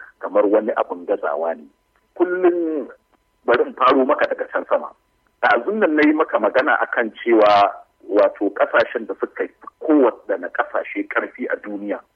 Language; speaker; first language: Hausa; native; Hausa